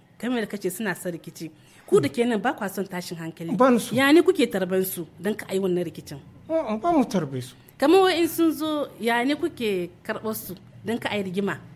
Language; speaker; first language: Hausa; native; Hausa